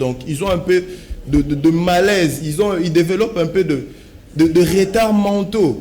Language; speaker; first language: French; non-native, local second language; Lingala